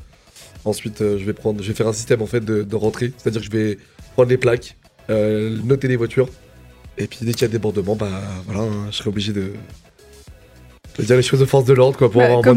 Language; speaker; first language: French; native; French